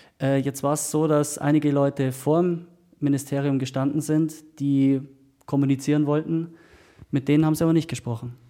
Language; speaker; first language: German; native; German